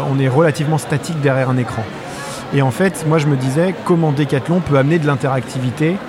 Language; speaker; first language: French; non-native, fluent; English